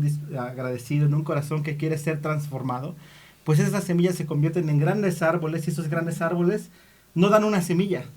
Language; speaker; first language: Spanish; native; Spanish